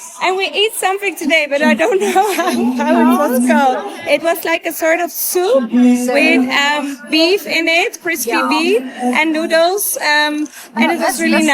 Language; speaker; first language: English; non-native, fluent; Dutch